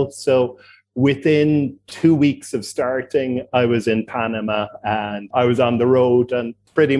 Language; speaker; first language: English; native; English